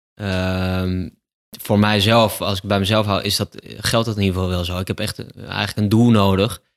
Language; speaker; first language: Dutch; native; Dutch